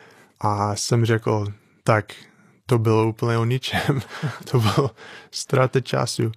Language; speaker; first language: Czech; non-native, fluent; English